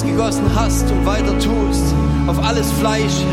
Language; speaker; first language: German; native; German